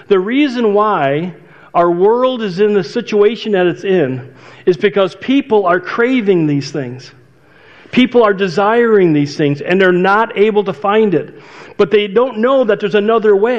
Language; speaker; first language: English; native; English